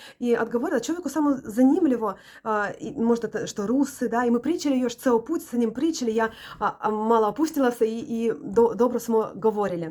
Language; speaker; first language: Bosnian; non-native, learner; Russian